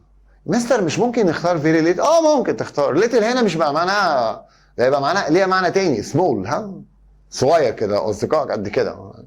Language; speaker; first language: Arabic; native; Arabic